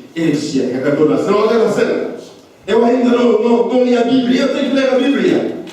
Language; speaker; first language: Portuguese; non-native, fluent; Lingala